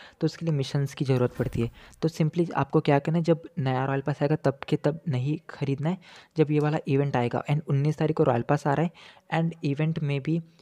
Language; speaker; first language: Hindi; native; Hindi